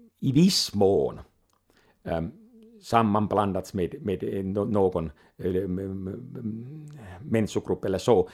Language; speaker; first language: Swedish; non-native, local second language; Finnish